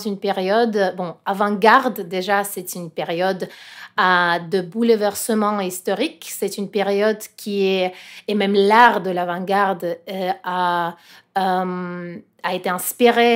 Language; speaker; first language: French; non-native, fluent; Russian